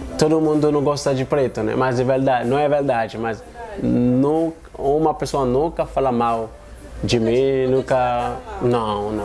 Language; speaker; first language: Portuguese; non-native, learner; Haitian Creole